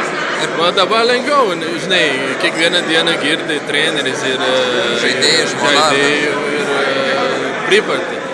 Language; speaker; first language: Lithuanian; non-native, learner; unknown